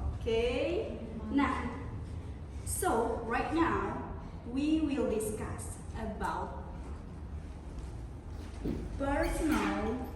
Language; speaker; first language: English; non-native, fluent; Indonesian